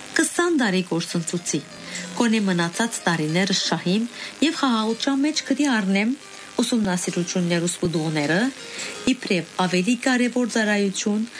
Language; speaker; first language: Armenian; early bilingual, heritage; Armenian